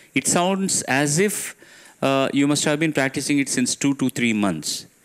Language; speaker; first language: English; non-native, local second language; Telugu